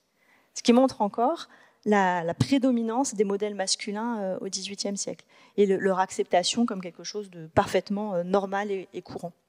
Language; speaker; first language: French; native; French